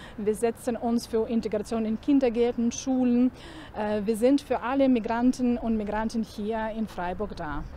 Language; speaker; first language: German; non-native, fluent; Ukrainian